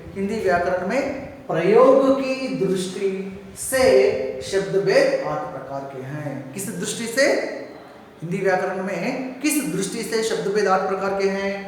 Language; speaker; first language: Hindi; non-native, local second language; Telugu